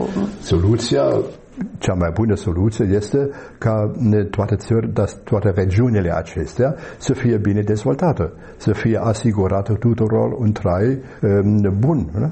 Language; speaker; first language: Romanian; non-native, fluent; German